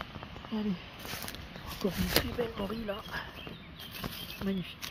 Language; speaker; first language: French; native; French